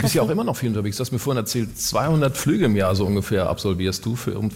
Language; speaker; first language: German; native; German